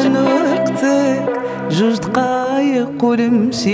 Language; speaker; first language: Arabic; native; Arabic